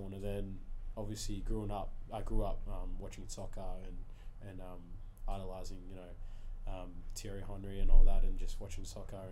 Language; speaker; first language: English; early bilingual, other home language; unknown